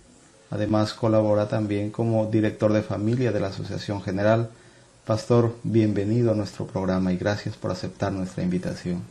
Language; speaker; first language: Spanish; native; Spanish